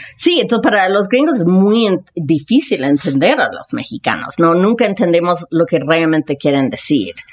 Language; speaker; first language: Spanish; non-native, fluent; English